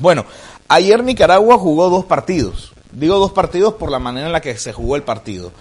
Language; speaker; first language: Spanish; native; Spanish